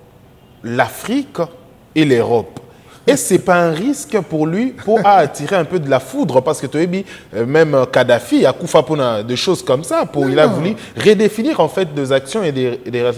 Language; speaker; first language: French; non-native, local second language; Lingala